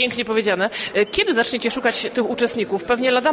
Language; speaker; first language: Polish; native; Polish